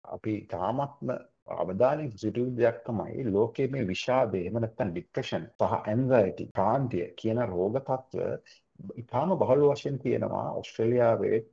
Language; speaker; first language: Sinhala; native; Sinhala